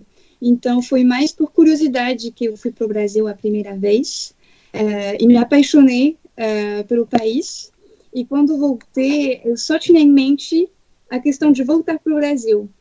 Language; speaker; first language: Portuguese; non-native, fluent; French